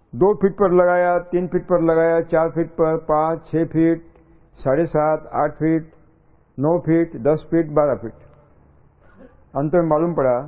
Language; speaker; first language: Hindi; non-native, local second language; Marathi